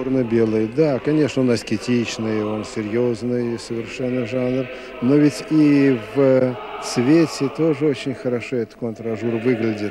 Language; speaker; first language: Russian; native; Russian